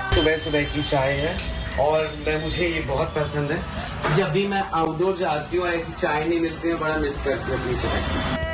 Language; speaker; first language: Hindi; non-native, local second language; Sindhi